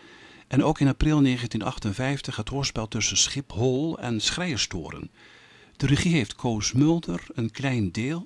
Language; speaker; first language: Dutch; native; Dutch